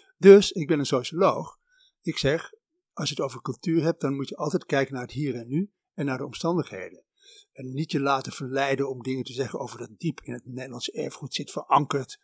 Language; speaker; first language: Dutch; native; Dutch